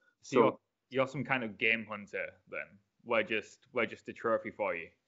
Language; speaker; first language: English; native; English